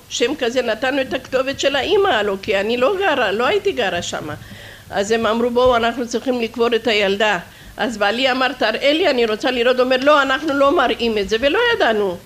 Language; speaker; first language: Hebrew; non-native, fluent; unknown